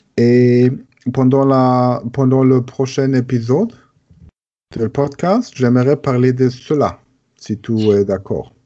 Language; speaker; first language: French; non-native, learner; German